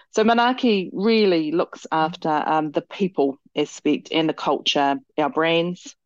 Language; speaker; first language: English; native; English